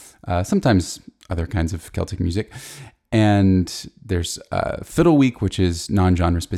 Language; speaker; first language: English; native; English